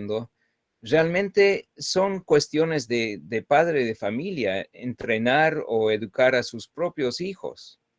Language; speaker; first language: Spanish; non-native, fluent; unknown